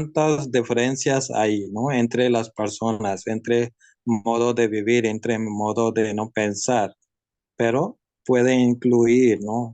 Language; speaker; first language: Spanish; non-native, learner; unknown